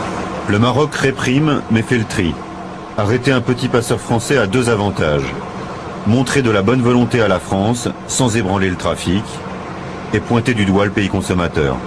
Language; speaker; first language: French; native; French